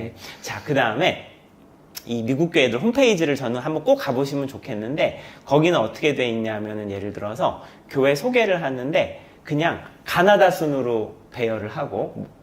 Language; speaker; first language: Korean; native; Korean